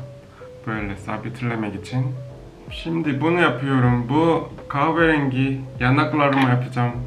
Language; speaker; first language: Turkish; non-native, learner; Korean